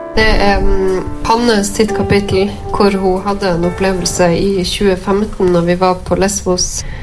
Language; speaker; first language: Norwegian; native; Norwegian